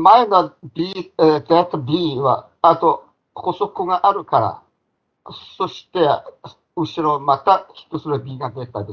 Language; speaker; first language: Japanese; non-native, fluent; Chinese